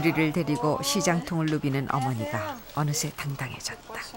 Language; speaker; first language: Korean; native; Korean